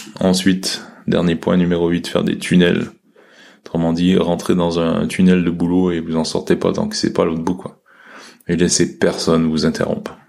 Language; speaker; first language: French; native; French